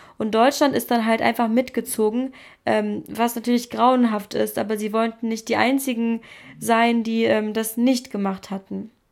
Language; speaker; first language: German; native; German